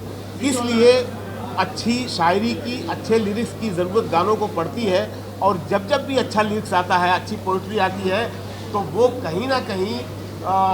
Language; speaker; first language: Hindi; native; Hindi